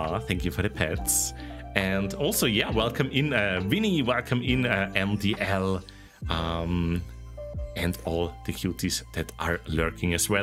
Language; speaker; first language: English; non-native, fluent; German